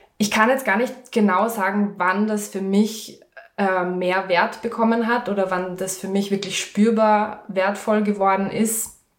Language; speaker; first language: German; native; German